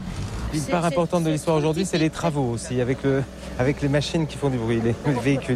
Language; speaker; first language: French; native; French